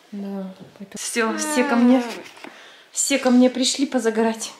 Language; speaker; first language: Russian; native; Russian